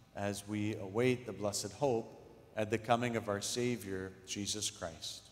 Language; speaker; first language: English; native; English